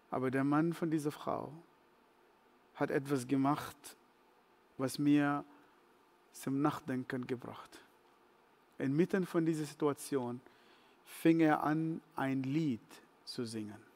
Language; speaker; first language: German; non-native, fluent; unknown